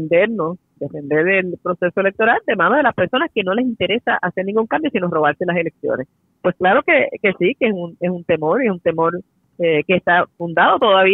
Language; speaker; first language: Spanish; native; Spanish